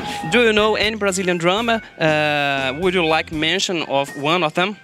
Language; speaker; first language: English; non-native, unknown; Portuguese